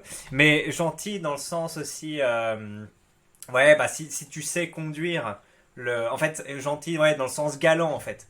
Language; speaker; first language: French; native; French